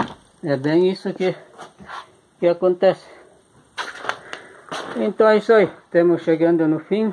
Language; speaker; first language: Portuguese; native; Portuguese